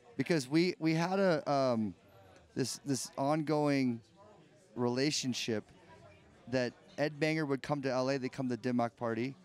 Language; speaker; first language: English; native; English